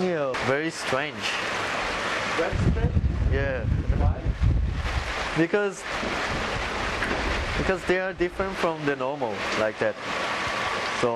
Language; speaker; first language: English; non-native, fluent; Portuguese